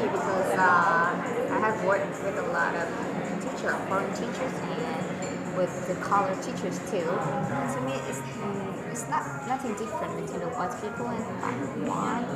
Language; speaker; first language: English; non-native, fluent; Vietnamese